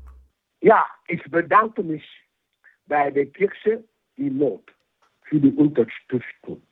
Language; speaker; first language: German; non-native, fluent; French